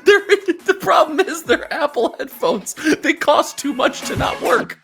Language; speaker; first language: English; native; English